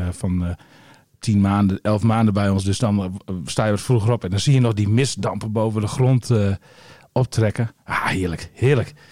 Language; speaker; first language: Dutch; native; Dutch